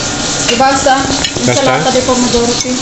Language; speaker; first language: Italian; early bilingual, other home language; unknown